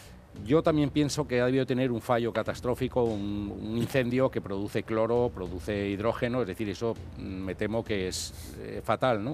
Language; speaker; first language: Spanish; native; Spanish